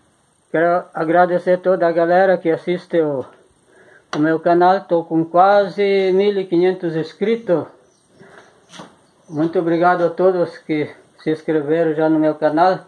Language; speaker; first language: Portuguese; native; Portuguese